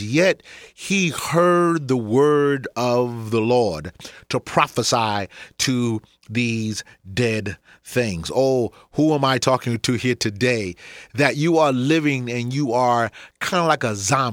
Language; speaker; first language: English; native; English